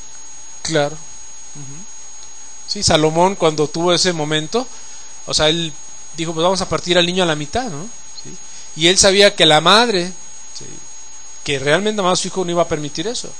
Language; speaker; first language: Spanish; native; Spanish